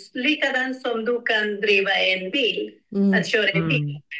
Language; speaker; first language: Swedish; non-native, learner; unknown